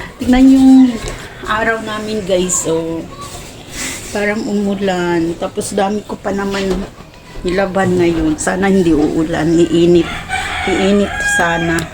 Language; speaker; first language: Filipino; non-native, local second language; Cebuano